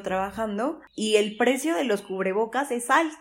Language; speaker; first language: Spanish; native; Spanish